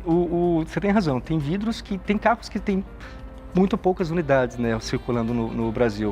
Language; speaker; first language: Portuguese; native; Portuguese